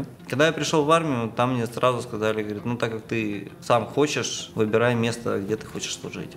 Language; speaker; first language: Russian; native; Russian